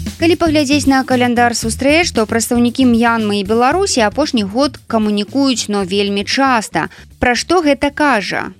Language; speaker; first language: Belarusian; non-native, local second language; Russian